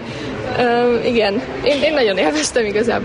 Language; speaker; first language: Hungarian; native; Hungarian